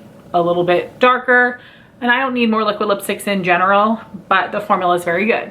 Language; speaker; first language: English; native; English